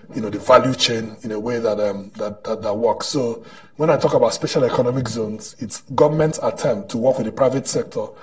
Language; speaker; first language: English; non-native, local second language; Igbo